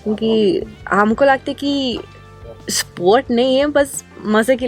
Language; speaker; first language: Hindi; non-native, fluent; Norwegian